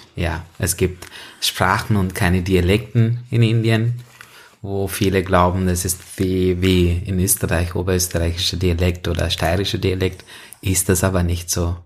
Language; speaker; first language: German; non-native, fluent; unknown